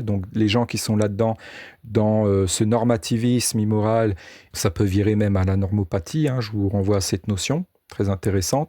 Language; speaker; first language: French; native; French